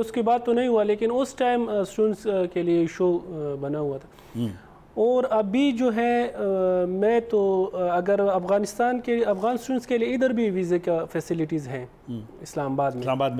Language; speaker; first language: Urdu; non-native, fluent; Pashto